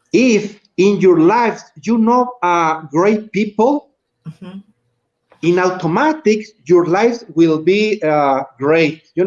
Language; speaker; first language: English; non-native, learner; Spanish